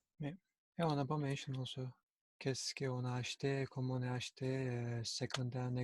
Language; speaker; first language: French; non-native, learner; Turkish